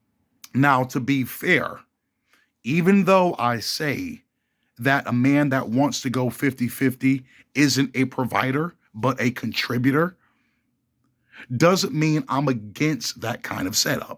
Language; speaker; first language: English; native; English